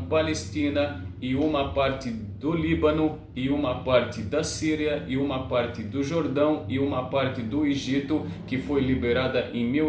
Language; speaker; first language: Portuguese; non-native, learner; Arabic